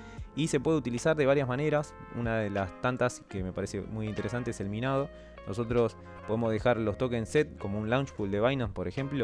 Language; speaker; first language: Spanish; native; Spanish